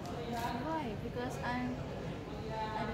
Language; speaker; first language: English; non-native, learner; Indonesian